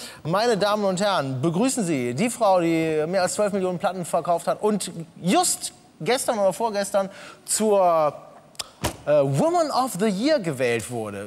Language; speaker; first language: German; native; German